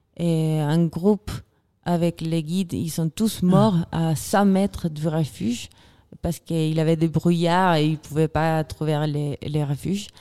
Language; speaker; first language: French; non-native, fluent; Spanish